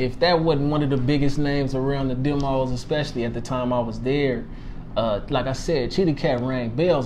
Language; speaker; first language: English; native; English